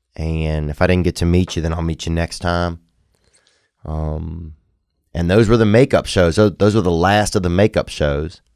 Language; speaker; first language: English; native; English